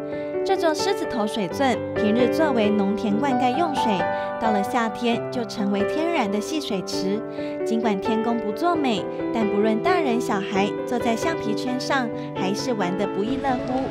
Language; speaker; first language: Chinese; native; Chinese